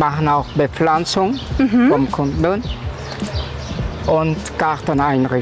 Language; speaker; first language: German; early bilingual, other home language; Turkish